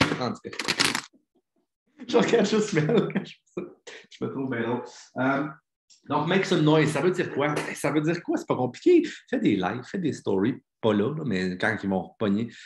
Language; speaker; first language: French; native; French